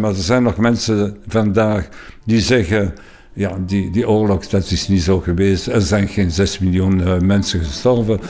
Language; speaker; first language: Dutch; non-native, local second language; French